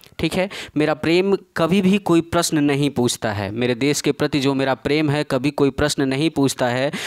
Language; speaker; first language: Hindi; native; Hindi